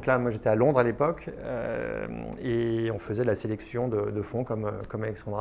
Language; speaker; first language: French; native; French